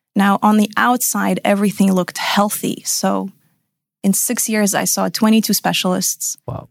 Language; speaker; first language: English; non-native, fluent; Russian